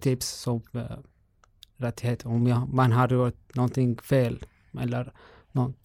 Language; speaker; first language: Swedish; non-native, learner; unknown